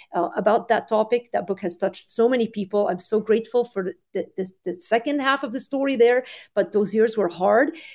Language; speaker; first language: English; early bilingual, other home language; Arabic